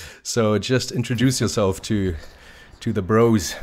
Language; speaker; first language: English; non-native, fluent; German